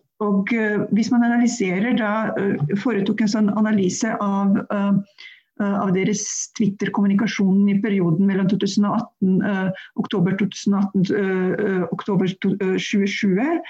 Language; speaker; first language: Norwegian; non-native, fluent; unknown